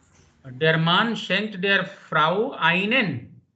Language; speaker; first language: German; non-native, fluent; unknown